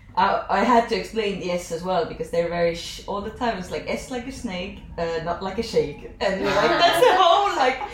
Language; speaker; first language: English; non-native, fluent; Estonian